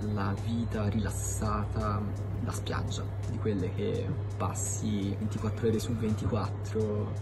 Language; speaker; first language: Italian; early bilingual, other home language; Iloko